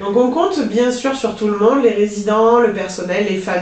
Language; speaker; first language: French; native; French